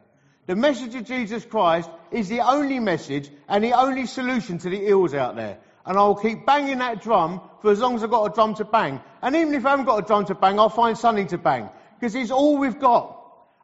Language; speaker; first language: English; native; English